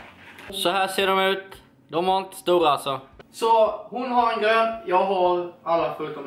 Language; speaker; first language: Swedish; native; Swedish